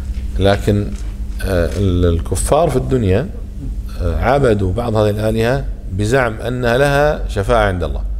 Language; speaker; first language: Arabic; native; Arabic